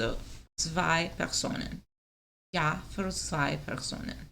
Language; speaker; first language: German; non-native, learner; English